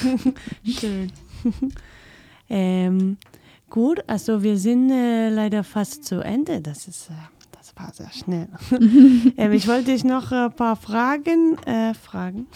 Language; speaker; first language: German; non-native, fluent; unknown